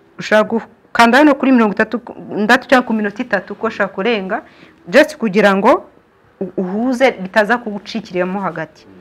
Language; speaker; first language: Kinyarwanda; early bilingual, heritage; Kinyarwanda